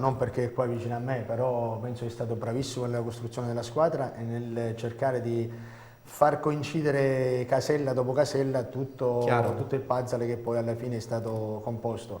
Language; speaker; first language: Italian; native; Italian